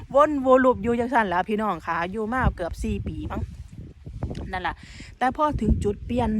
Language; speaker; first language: Thai; native; Thai